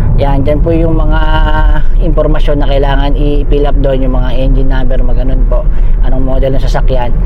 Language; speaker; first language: Filipino; native; Filipino